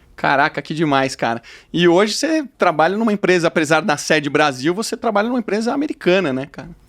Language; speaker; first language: Portuguese; native; Portuguese